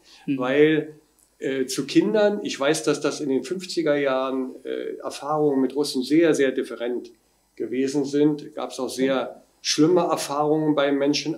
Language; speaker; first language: German; native; German